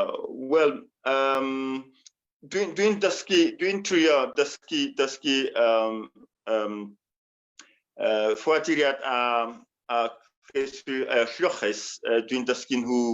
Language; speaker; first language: Welsh; non-native, fluent; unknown